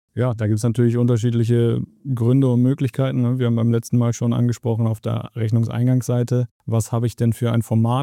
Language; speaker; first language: German; native; German